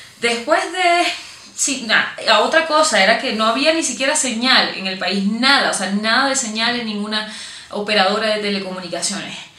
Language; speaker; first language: Spanish; native; Spanish